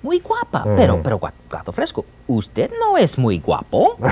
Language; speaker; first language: Spanish; non-native, fluent; English